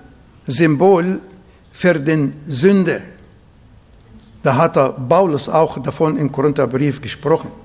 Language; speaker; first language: German; non-native, fluent; Arabic